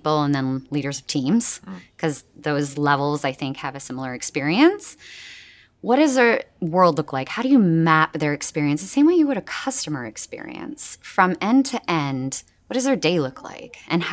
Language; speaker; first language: English; native; English